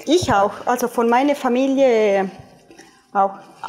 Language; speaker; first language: German; non-native, fluent; Italian